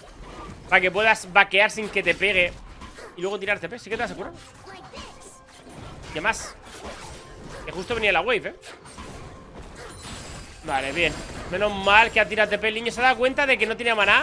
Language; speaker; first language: Spanish; native; Spanish